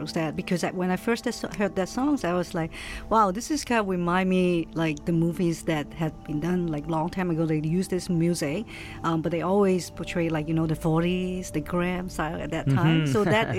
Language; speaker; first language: English; native; English